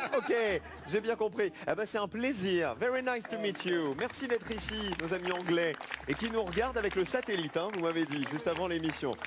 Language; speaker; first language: French; native; French